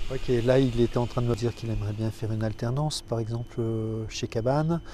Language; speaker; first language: French; native; French